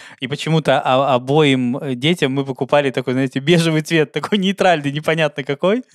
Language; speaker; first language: Russian; native; Russian